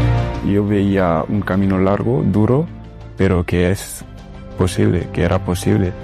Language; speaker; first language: Spanish; non-native, fluent; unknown